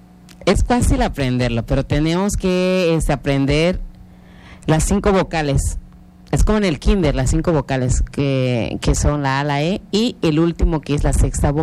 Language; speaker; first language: Spanish; non-native, local second language; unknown